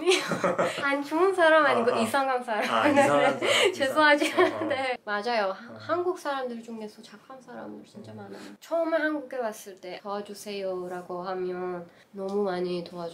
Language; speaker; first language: Korean; non-native, learner; Persian